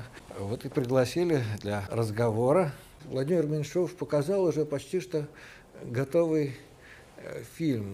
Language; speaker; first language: Russian; native; Russian